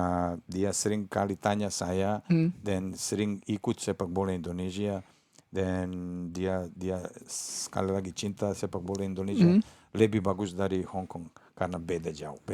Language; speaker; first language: Indonesian; non-native, fluent; Serbian